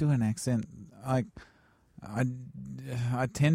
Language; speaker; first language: English; native; English